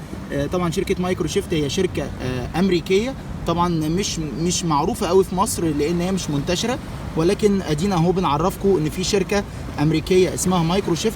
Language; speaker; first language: Arabic; native; Arabic